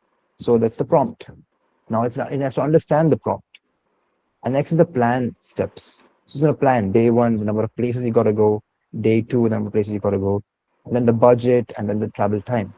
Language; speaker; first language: English; non-native, local second language; Malayalam